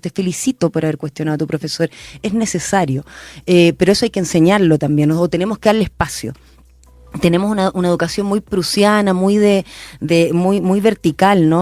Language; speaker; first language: Spanish; native; Spanish